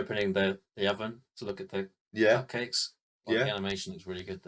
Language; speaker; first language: English; native; English